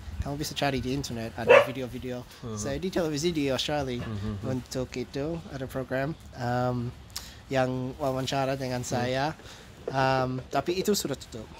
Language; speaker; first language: Indonesian; non-native, fluent; English